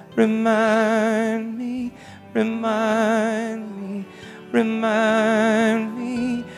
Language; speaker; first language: English; native; English